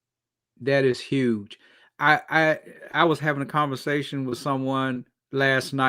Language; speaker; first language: English; native; English